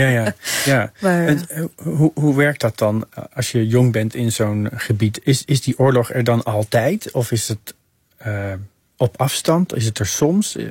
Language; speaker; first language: Dutch; native; Dutch